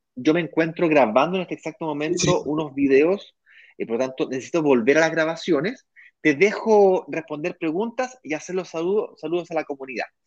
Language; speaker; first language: Spanish; native; Spanish